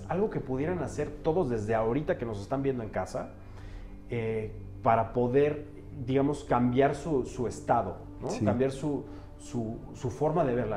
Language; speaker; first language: Spanish; native; Spanish